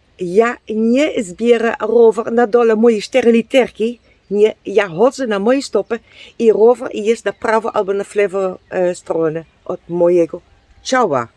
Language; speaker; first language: Polish; non-native, learner; Dutch